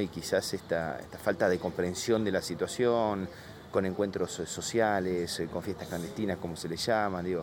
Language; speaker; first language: Spanish; native; Spanish